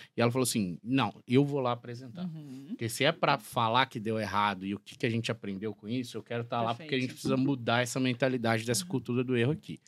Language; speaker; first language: Portuguese; native; Portuguese